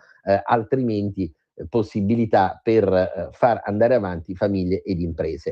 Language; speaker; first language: Italian; native; Italian